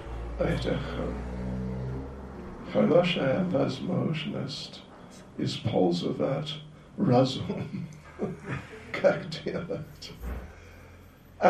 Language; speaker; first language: Russian; non-native, learner; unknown